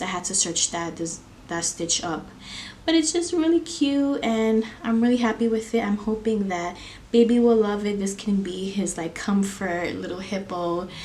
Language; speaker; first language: English; native; English